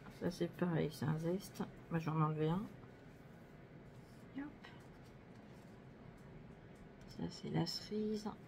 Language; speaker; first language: French; native; French